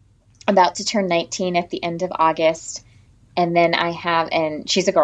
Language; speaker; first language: English; native; English